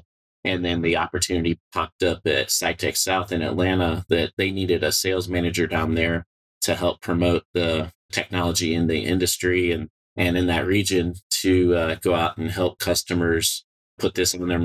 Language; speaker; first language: English; native; English